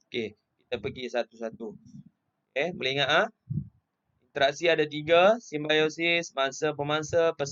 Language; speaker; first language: Malay; native; Malay